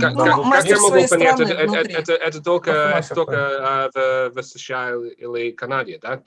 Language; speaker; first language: Russian; non-native, fluent; English